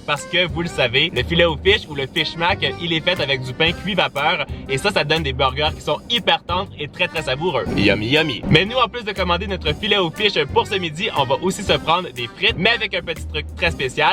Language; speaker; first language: French; native; French